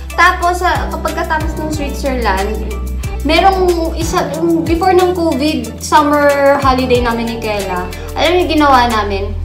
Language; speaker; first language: Filipino; native; Filipino